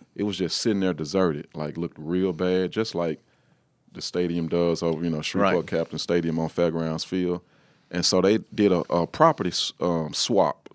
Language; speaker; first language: English; native; English